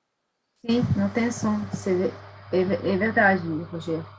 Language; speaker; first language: Portuguese; non-native, fluent; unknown